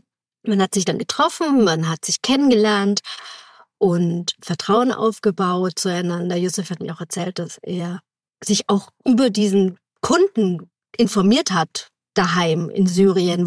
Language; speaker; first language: German; native; German